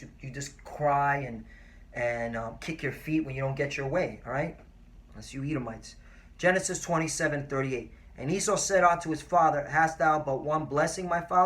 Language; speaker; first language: English; native; English